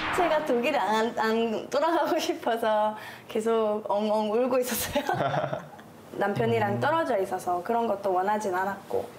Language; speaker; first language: Korean; non-native, fluent; German